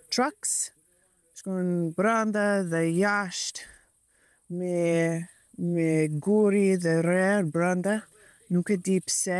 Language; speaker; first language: Albanian; non-native, learner; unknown